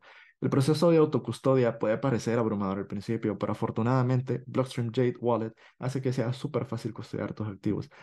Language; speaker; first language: Spanish; native; Spanish